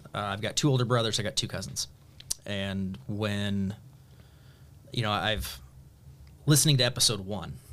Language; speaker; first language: English; native; English